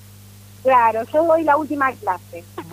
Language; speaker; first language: Spanish; native; Spanish